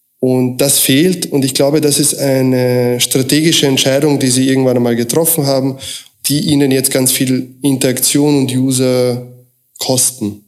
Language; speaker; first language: German; early bilingual, other home language; Croatian